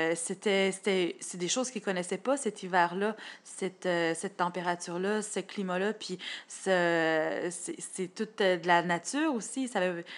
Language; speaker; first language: French; native; French